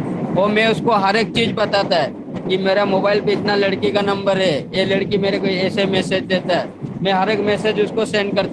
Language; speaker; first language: Hindi; non-native, local second language; Odia